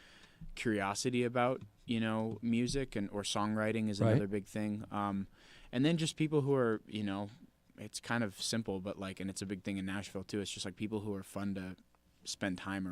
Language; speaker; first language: English; native; English